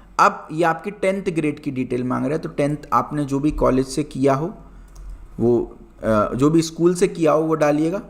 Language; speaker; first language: Hindi; native; Hindi